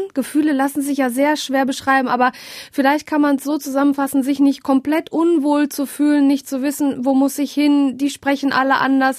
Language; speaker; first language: German; native; German